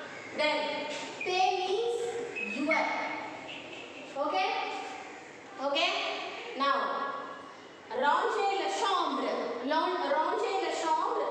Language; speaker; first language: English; non-native, local second language; Tamil